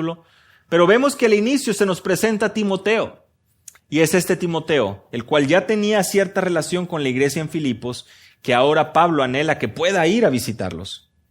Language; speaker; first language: Spanish; native; Spanish